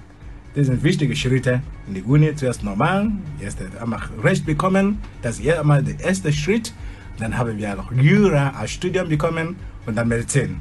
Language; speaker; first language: German; non-native, fluent; Igbo